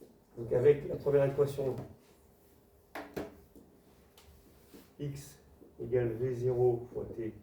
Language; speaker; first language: French; native; French